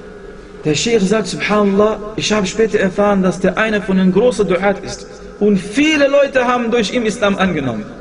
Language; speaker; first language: German; non-native, fluent; Arabic